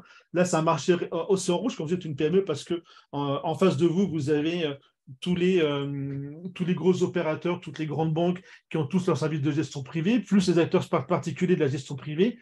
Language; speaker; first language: French; native; French